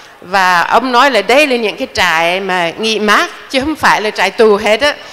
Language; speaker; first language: Vietnamese; non-native, fluent; English